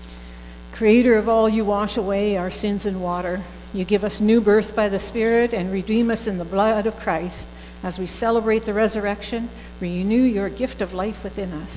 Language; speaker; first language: English; native; English